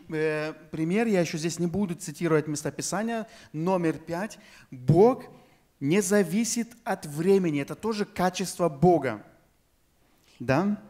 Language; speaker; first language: Russian; native; Russian